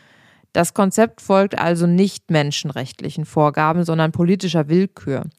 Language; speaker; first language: German; native; German